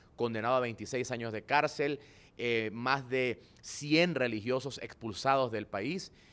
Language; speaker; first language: Spanish; native; Spanish